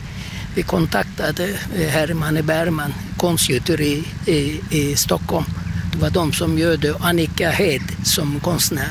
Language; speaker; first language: Swedish; non-native, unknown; Turkish